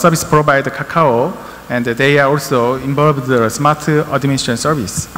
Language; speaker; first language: English; non-native, learner; Korean